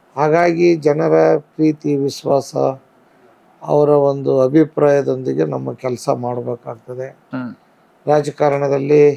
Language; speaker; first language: Kannada; non-native, local second language; Lambadi